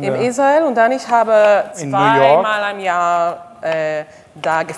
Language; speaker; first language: German; non-native, learner; Hebrew